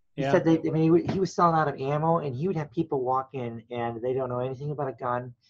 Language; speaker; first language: English; native; English